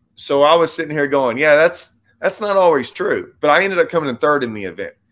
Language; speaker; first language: English; native; English